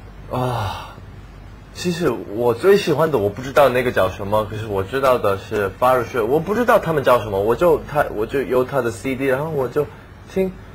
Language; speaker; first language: Chinese; non-native, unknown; English